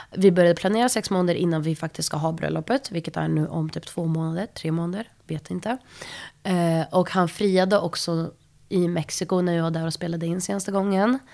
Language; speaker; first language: Swedish; early bilingual, other home language; Russian